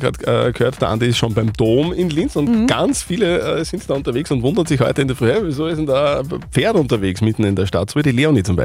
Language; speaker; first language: German; native; German